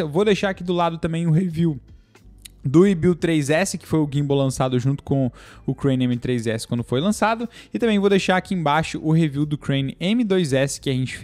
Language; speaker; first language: Portuguese; native; Portuguese